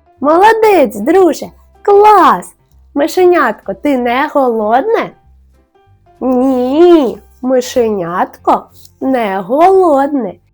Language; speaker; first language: Ukrainian; native; Ukrainian